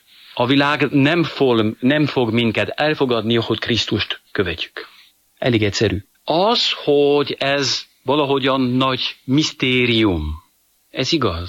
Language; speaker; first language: Hungarian; non-native, fluent; French